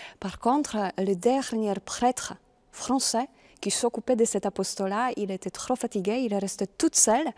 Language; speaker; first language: French; non-native, fluent; Polish